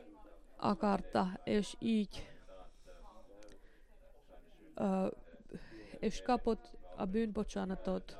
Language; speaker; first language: Hungarian; non-native, learner; Finnish